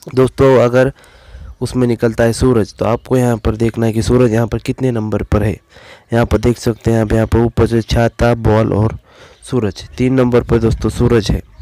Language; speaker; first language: Hindi; non-native, local second language; Marathi